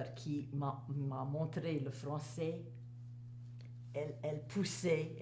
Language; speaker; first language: French; native; French